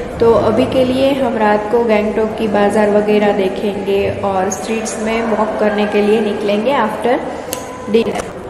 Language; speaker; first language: Hindi; non-native, local second language; Gujarati